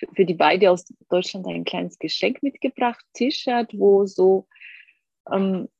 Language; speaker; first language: German; non-native, fluent; Georgian